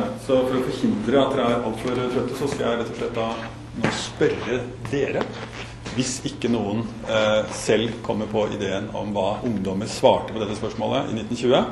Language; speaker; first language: Norwegian; native; Norwegian